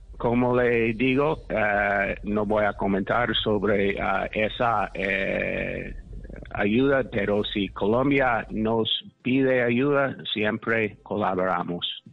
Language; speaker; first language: Spanish; non-native, fluent; English